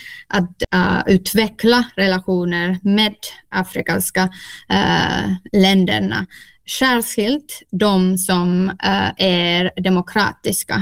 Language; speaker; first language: Swedish; non-native, local second language; Finnish